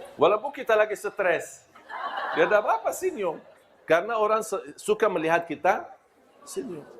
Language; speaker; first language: Malay; non-native, fluent; Arabic